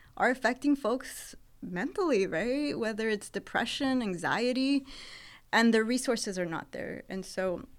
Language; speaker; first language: English; native; English